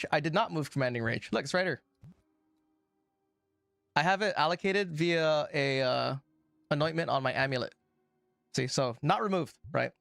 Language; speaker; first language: English; native; English